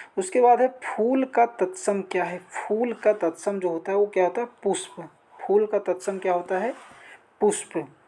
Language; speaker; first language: Hindi; native; Hindi